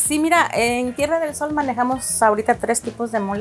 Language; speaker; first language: Spanish; native; Spanish